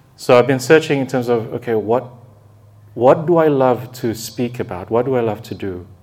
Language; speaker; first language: English; non-native, fluent; Indonesian